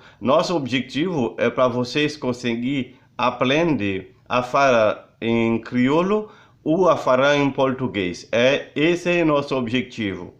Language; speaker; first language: Portuguese; non-native, learner; Haitian Creole